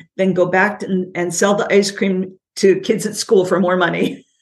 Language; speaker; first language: English; native; English